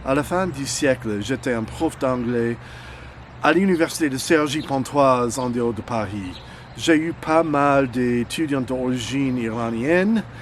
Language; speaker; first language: French; non-native, fluent; English